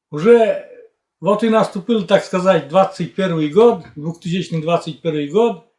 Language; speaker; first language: Russian; native; Russian